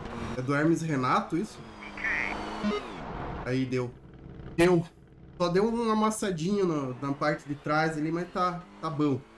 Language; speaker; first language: Portuguese; native; Portuguese